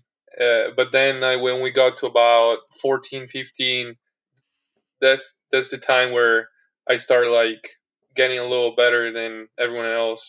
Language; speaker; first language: English; non-native, fluent; Italian